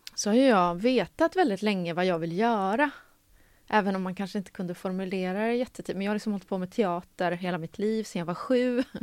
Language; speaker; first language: Swedish; native; Swedish